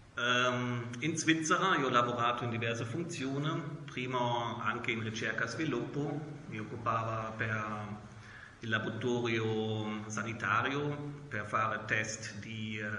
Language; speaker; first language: Italian; non-native, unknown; German